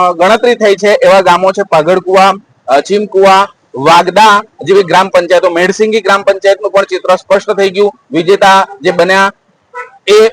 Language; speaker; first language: Gujarati; native; Gujarati